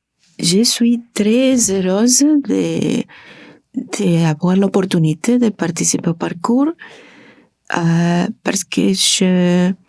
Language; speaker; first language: French; non-native, learner; Spanish